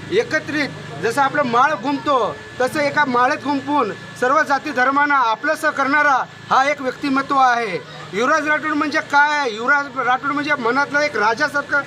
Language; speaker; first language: Marathi; non-native, local second language; Lambadi